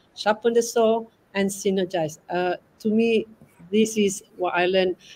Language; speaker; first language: English; non-native, local second language; Malay